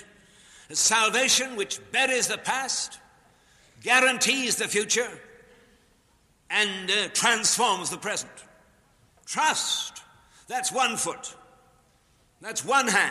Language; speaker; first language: English; native; English